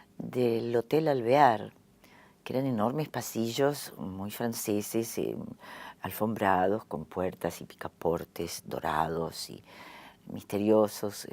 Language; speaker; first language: Spanish; native; Spanish